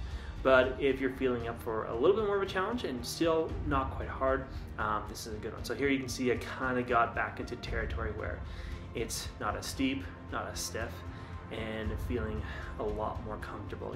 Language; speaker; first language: English; native; English